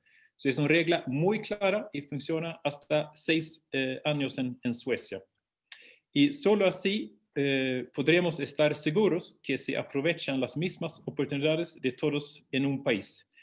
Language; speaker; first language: Spanish; non-native, fluent; Swedish